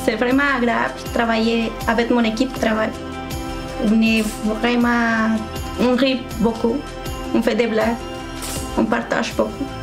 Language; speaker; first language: French; non-native, learner; Spanish